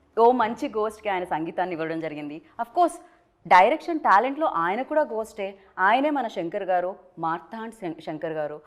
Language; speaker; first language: Telugu; native; Telugu